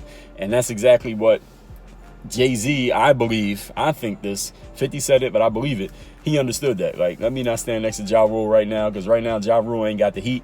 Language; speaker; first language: English; native; English